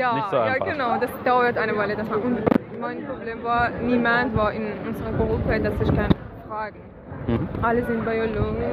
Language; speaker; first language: German; non-native, learner; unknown